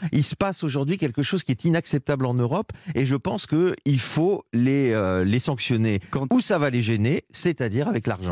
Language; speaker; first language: French; native; French